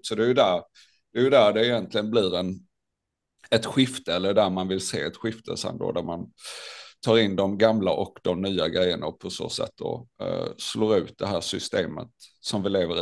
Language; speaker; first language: Swedish; native; Swedish